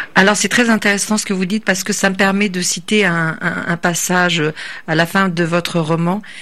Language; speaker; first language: French; native; French